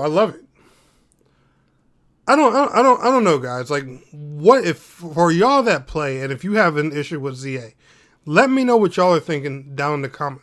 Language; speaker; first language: English; native; English